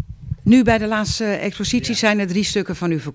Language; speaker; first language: Dutch; native; Dutch